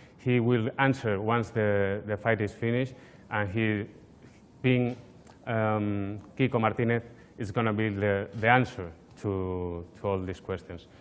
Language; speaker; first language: English; non-native, fluent; Spanish